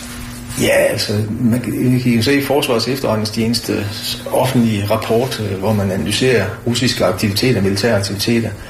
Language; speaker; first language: Danish; native; Danish